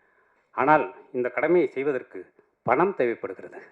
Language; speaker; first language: Tamil; native; Tamil